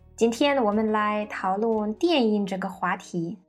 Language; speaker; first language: Chinese; non-native, fluent; Russian